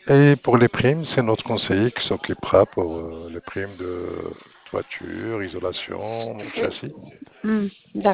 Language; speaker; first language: French; non-native, local second language; Arabic